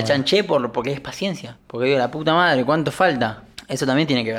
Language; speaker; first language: Spanish; native; Spanish